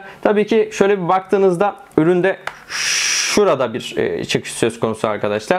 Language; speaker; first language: Turkish; native; Turkish